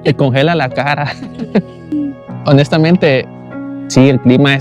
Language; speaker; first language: Spanish; native; Spanish